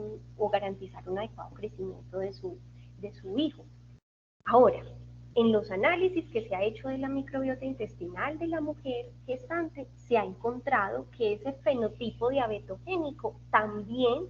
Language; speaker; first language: Spanish; native; Spanish